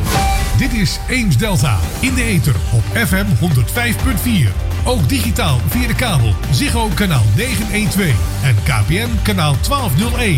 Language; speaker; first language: Dutch; native; Dutch